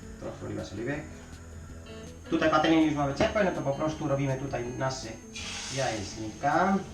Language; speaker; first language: Polish; non-native, learner; Spanish